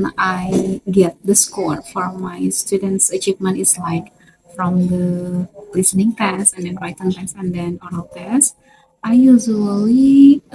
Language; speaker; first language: English; non-native, fluent; Indonesian